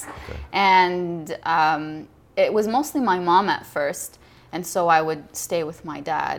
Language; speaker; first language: English; non-native, fluent; Arabic